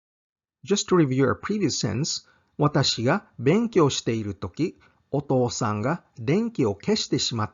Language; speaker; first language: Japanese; non-native, fluent; English